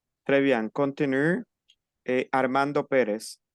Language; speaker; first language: French; non-native, fluent; Spanish